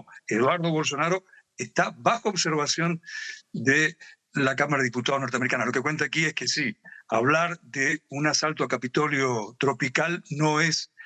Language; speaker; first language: Spanish; native; Spanish